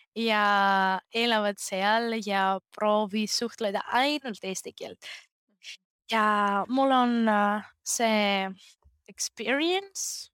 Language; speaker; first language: Estonian; non-native, learner; Greek